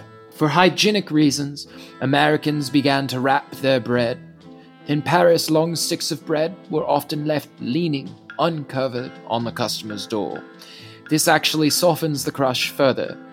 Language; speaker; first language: English; native; English